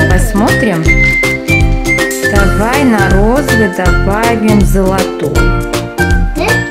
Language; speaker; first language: Russian; native; Russian